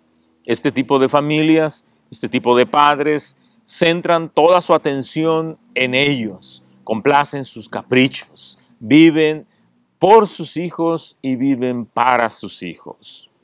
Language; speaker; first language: Spanish; native; Spanish